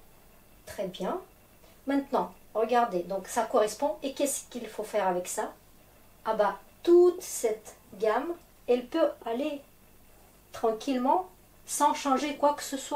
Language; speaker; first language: French; non-native, fluent; Russian